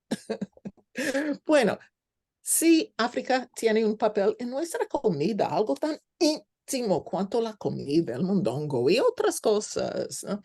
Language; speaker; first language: Spanish; non-native, fluent; English